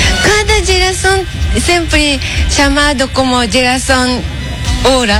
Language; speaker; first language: Portuguese; non-native, learner; Japanese